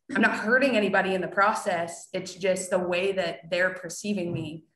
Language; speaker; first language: English; native; English